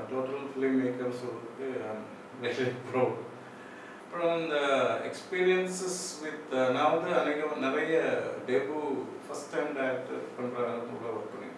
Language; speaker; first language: Tamil; non-native, local second language; Malayalam